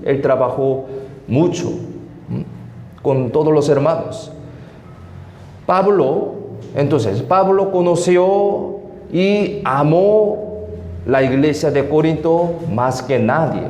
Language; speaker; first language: Spanish; non-native, fluent; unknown